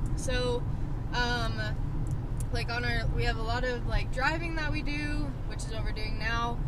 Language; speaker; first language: English; native; English